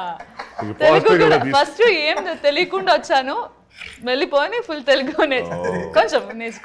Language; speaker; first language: Telugu; non-native, learner; Malayalam